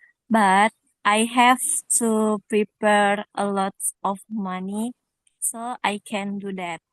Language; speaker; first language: English; non-native, learner; Indonesian